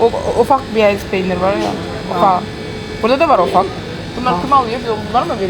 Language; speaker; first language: Turkish; non-native, learner; Kazakh